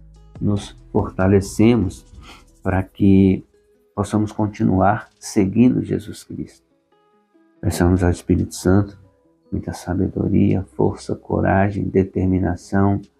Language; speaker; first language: Portuguese; native; Portuguese